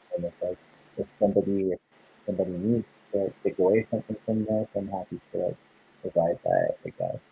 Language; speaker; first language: English; native; English